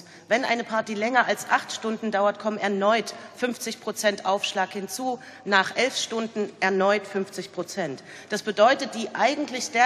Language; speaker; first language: German; native; German